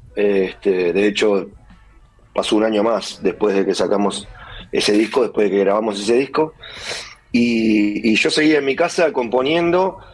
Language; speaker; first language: Spanish; native; Spanish